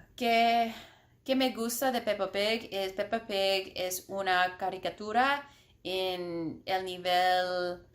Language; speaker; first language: Spanish; non-native, learner; English